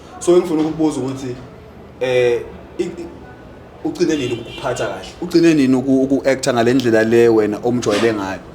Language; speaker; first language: Zulu; native; Zulu